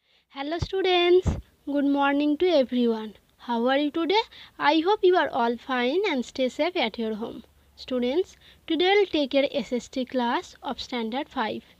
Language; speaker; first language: English; non-native, local second language; Bangla